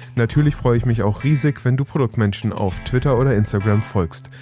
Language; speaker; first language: German; early bilingual, other home language; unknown